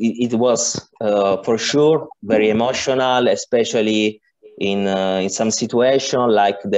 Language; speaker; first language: English; non-native, learner; Italian